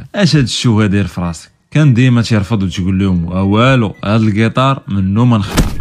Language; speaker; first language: Arabic; native; Arabic